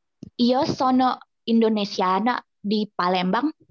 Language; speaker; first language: Italian; non-native, learner; Indonesian